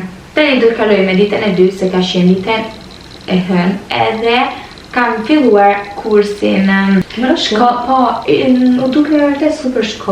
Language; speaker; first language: Albanian; early bilingual, heritage; Albanian